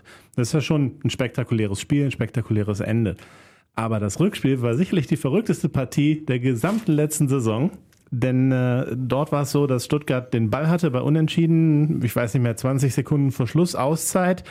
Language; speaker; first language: German; native; German